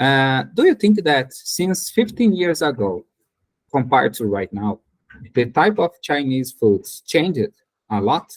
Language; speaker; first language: English; non-native, learner; Portuguese